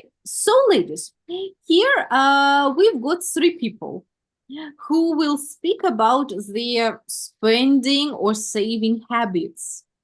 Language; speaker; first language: English; non-native, fluent; Russian